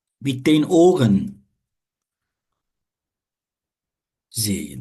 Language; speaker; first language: German; non-native, fluent; Turkish